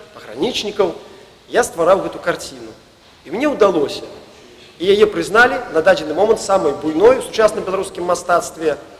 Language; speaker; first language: Belarusian; native; Belarusian